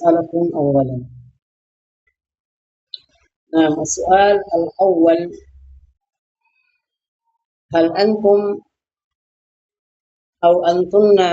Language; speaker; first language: Arabic; non-native, fluent; Indonesian